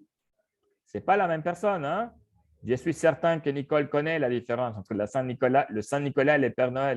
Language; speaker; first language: French; non-native, fluent; Spanish